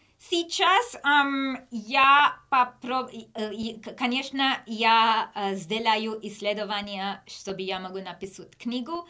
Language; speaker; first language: Russian; non-native, learner; English